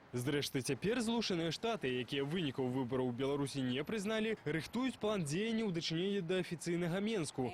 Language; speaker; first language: Belarusian; native; Belarusian